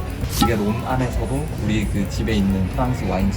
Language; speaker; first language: Korean; native; Korean